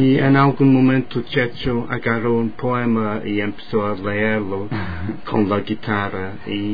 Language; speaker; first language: Spanish; non-native, fluent; English